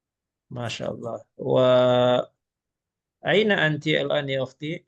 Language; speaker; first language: Arabic; non-native, fluent; Malay